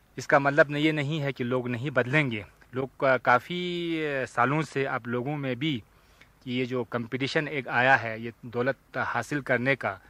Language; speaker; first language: Urdu; non-native, local second language; Ladakhi